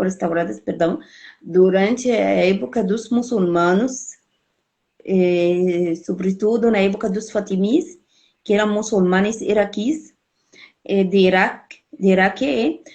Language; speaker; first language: Portuguese; non-native, fluent; Arabic